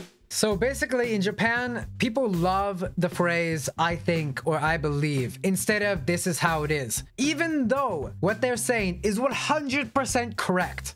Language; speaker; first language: English; native; English